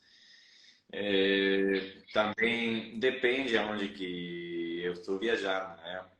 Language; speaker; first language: Portuguese; non-native, fluent; Spanish